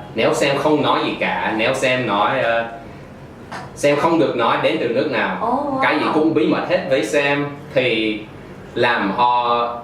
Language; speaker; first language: Vietnamese; non-native, fluent; English